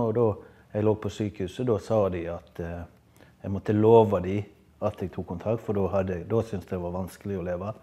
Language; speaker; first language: Norwegian; native; Norwegian